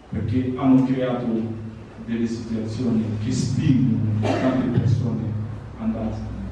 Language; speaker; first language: Italian; non-native, fluent; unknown